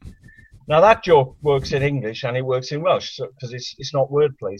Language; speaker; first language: English; non-native, local second language; Welsh